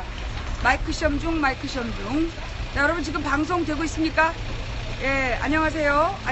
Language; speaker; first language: Korean; native; Korean